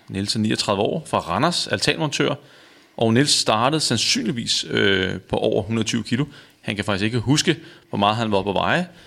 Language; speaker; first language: Danish; native; Danish